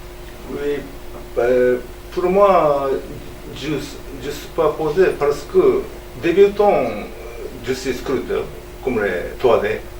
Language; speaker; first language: French; non-native, learner; Japanese